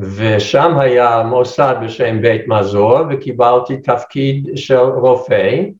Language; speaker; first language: Hebrew; non-native, fluent; English